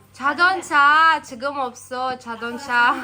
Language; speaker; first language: Korean; non-native, learner; Kazakh